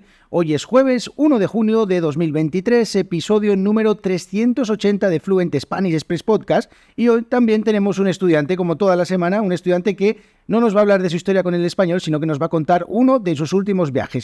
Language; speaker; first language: Spanish; native; Spanish